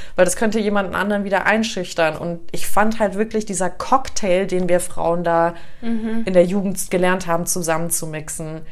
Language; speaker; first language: German; native; German